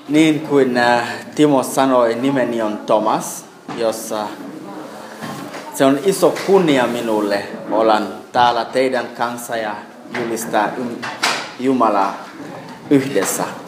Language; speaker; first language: Finnish; non-native, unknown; Swahili